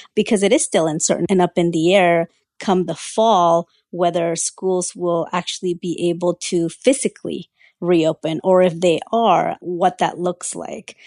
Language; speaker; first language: English; early bilingual, other home language; Spanish